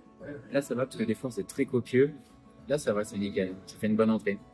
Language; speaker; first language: French; native; French